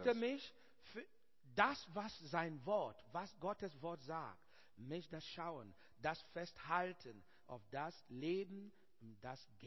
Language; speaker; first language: German; non-native, learner; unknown